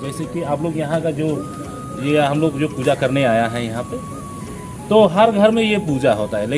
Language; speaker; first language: Hindi; non-native, local second language; Karbi